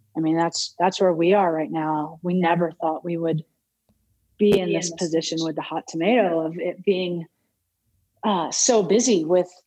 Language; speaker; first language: English; native; English